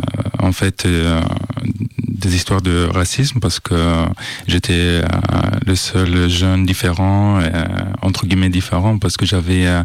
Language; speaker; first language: French; non-native, fluent; Italian